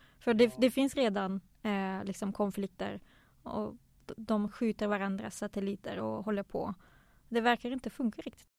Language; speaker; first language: Swedish; native; Swedish